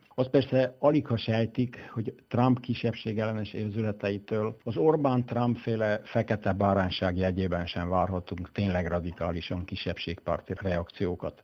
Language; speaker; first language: Hungarian; native; Hungarian